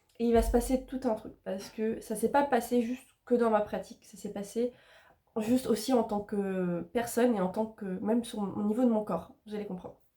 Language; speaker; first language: French; native; French